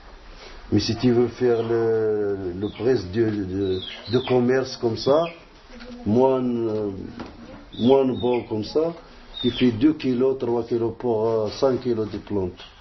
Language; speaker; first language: French; non-native, learner; Arabic